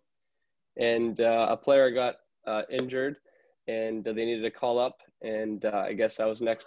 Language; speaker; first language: English; native; English